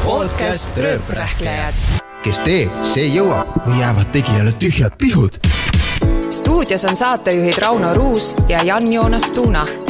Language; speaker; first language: Estonian; native; Estonian